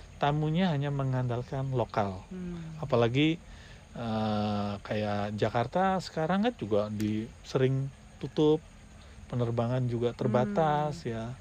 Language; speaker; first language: Indonesian; native; Indonesian